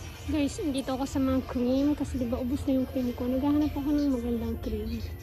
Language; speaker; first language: Filipino; native; Filipino